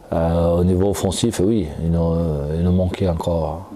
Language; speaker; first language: French; non-native, fluent; Portuguese